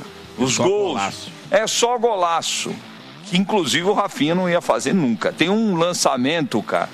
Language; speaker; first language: Portuguese; native; Portuguese